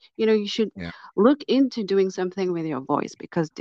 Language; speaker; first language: English; non-native, fluent; French